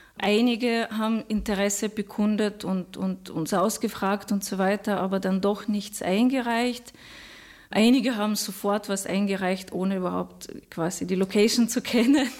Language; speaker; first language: German; non-native, fluent; Russian